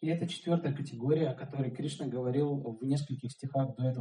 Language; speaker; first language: Russian; native; Russian